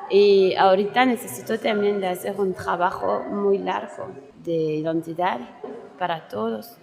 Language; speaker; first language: Spanish; non-native, learner; French